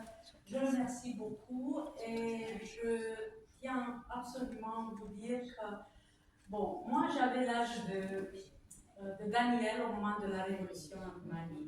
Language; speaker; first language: French; non-native, fluent; Romanian